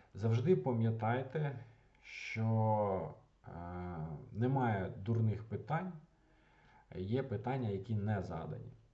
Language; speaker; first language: Ukrainian; non-native, local second language; Russian